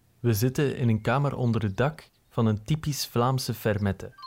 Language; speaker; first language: Dutch; native; Dutch